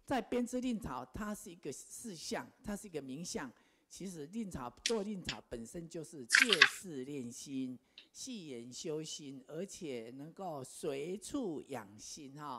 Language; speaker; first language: Chinese; native; Chinese